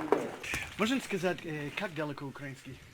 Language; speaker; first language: Russian; non-native, learner; English